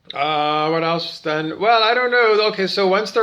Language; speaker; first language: English; native; English